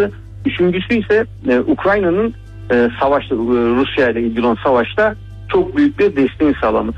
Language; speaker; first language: Turkish; native; Turkish